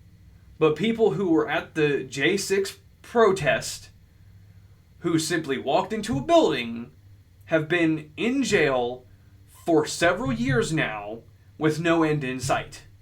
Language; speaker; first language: English; native; English